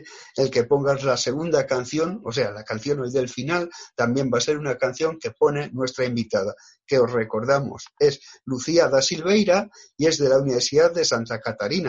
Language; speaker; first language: Spanish; native; Spanish